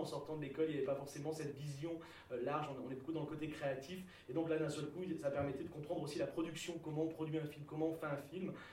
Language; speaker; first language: French; native; French